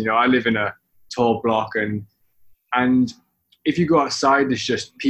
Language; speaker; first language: English; native; English